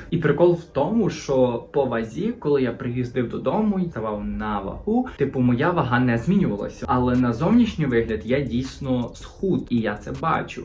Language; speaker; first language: Ukrainian; non-native, local second language; Russian